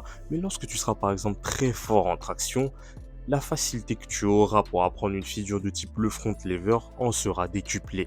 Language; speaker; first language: French; native; French